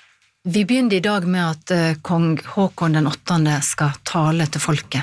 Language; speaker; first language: Norwegian; native; Norwegian